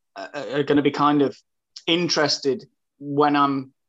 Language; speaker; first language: English; native; English